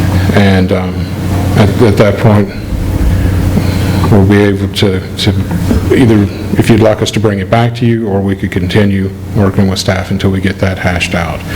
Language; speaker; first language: English; native; English